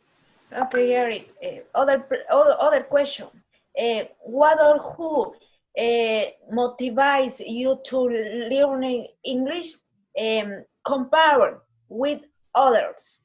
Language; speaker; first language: English; non-native, learner; Spanish